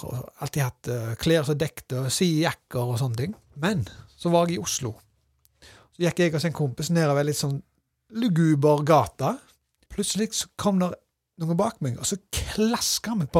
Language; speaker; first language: Norwegian; native; Norwegian